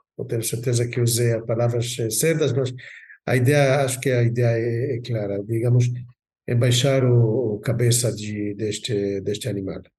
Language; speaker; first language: Portuguese; non-native, fluent; Hebrew